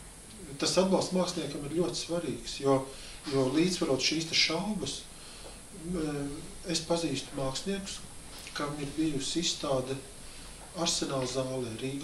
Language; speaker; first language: Latvian; native; Latvian